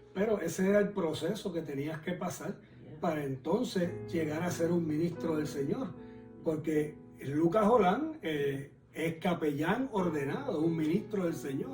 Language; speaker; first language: Spanish; native; Spanish